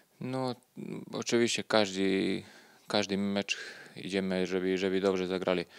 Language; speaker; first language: Polish; non-native, learner; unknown